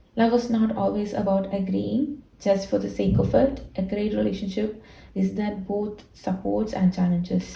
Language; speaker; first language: English; non-native, local second language; Malayalam